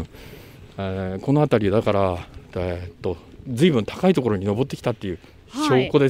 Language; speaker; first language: Japanese; native; Japanese